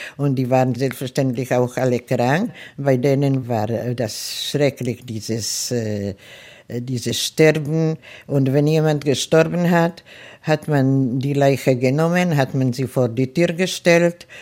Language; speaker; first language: German; non-native, fluent; Czech